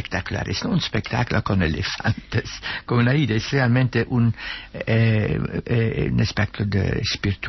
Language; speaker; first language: Spanish; non-native, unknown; Dutch